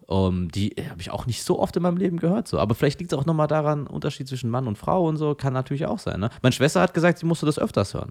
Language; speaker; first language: German; early bilingual, other home language; Filipino